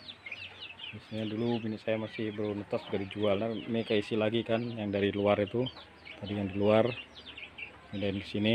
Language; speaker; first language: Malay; non-native, local second language; Javanese